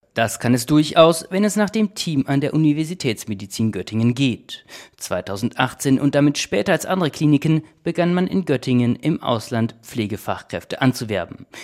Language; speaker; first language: German; native; German